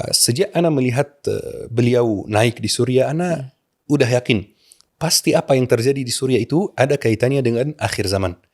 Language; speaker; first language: Indonesian; non-native, fluent; Arabic